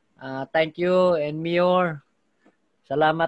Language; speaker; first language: English; non-native, local second language; Filipino